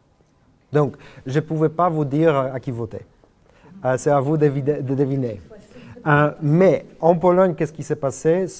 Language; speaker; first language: French; non-native, fluent; Polish